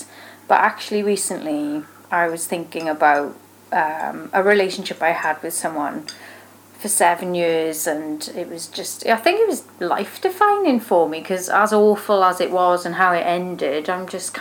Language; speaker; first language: English; native; English